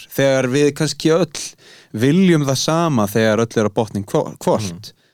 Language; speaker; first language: Icelandic; native; Icelandic